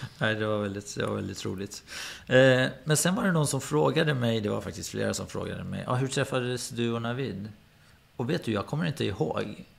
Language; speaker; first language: Swedish; early bilingual, other home language; Persian